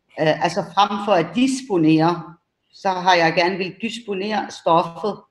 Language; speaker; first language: Danish; early bilingual, other home language; Persian